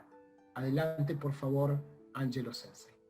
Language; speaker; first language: Spanish; native; Spanish